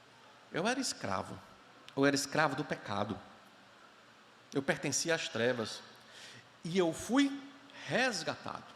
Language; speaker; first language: Portuguese; native; Portuguese